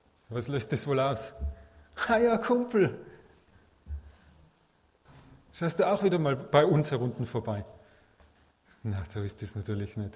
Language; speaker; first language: German; native; German